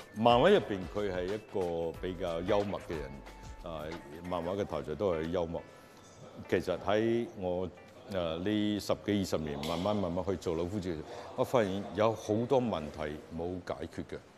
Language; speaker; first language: Chinese; native; Chinese